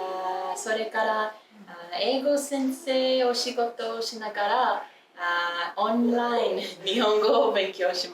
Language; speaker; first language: Japanese; non-native, learner; English